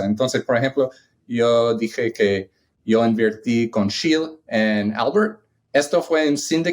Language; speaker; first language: Spanish; non-native, fluent; English